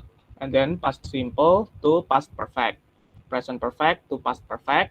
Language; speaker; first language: English; non-native, learner; Indonesian